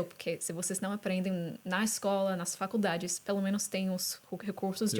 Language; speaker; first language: Portuguese; non-native, fluent; English